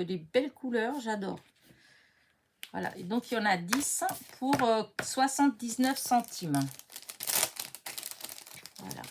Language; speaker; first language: French; native; French